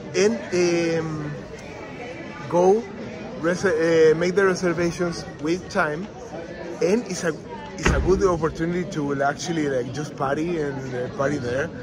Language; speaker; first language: English; non-native, fluent; Spanish